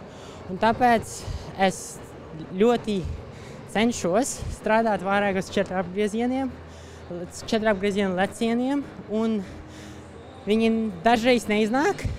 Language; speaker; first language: Latvian; non-native, local second language; Russian